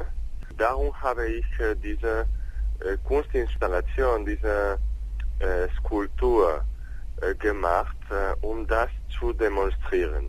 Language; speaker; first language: German; non-native, learner; Spanish